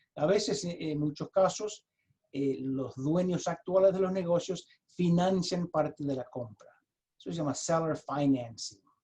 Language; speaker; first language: Spanish; early bilingual, heritage; Spanish